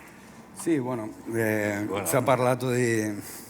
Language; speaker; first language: Italian; non-native, fluent; Spanish